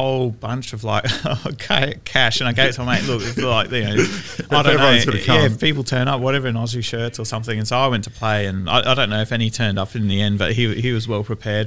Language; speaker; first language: English; native; English